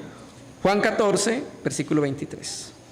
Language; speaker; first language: Spanish; native; Spanish